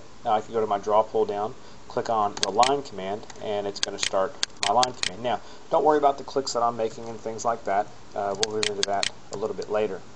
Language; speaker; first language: English; native; English